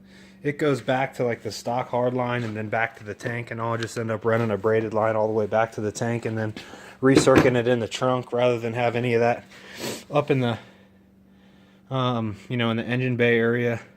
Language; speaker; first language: English; native; English